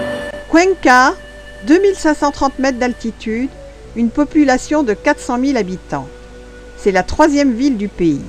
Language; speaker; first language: French; native; French